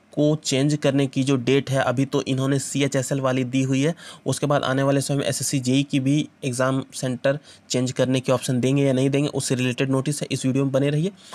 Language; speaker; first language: Hindi; native; Hindi